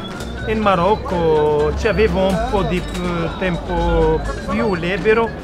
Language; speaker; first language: Italian; non-native, learner; Arabic